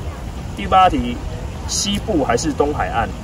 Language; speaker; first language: Chinese; native; Chinese